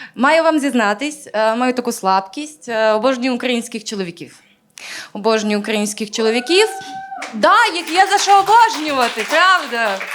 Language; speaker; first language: Ukrainian; native; Ukrainian